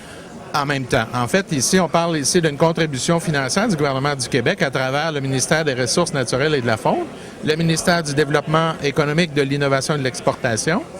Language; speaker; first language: French; native; French